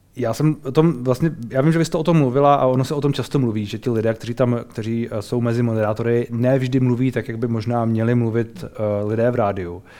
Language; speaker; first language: Czech; native; Czech